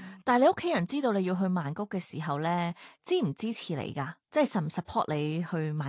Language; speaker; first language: Cantonese; native; Cantonese